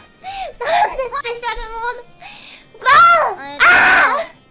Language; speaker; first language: Japanese; native; Japanese